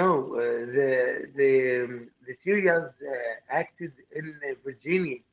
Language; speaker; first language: English; non-native, learner; Arabic